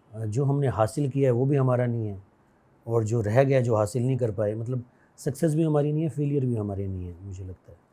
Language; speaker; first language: Hindi; native; Hindi